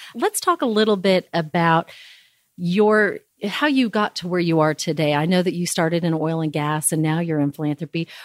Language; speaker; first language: English; native; English